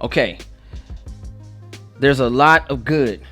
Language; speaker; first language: English; native; English